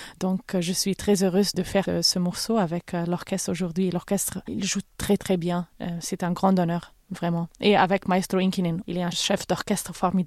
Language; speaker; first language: French; non-native, fluent; Arabic